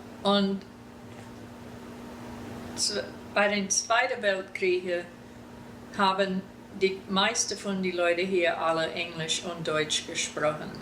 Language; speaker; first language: German; early bilingual, heritage; German